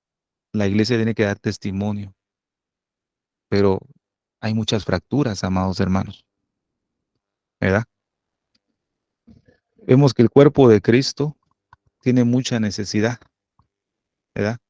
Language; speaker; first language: Spanish; native; Spanish